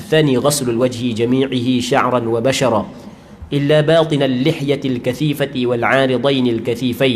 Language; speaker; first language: Arabic; non-native, fluent; Malay